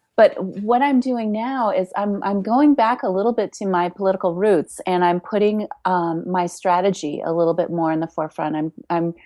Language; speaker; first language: English; native; English